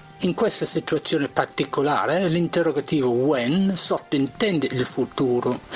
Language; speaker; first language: Italian; non-native, fluent; English